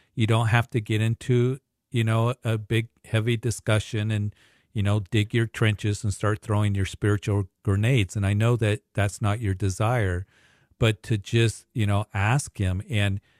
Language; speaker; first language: English; native; English